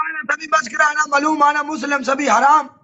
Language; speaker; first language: Arabic; non-native, learner; Punjabi